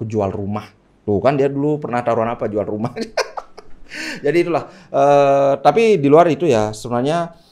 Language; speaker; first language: Indonesian; native; Indonesian